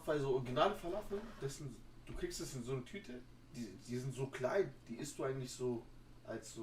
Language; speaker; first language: German; native; German